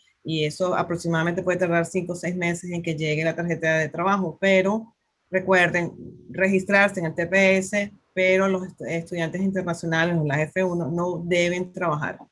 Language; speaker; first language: Spanish; native; Spanish